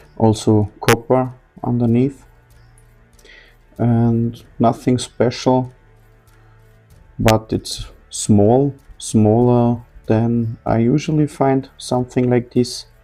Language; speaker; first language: English; non-native, fluent; German